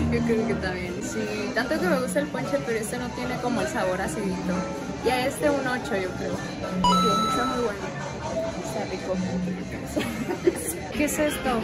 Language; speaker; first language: Spanish; native; Spanish